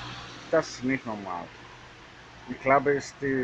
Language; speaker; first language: German; non-native, learner; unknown